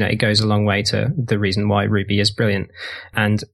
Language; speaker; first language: English; native; English